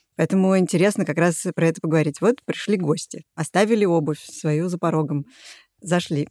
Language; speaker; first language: Russian; native; Russian